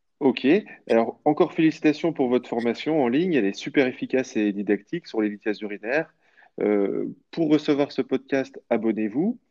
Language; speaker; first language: French; native; French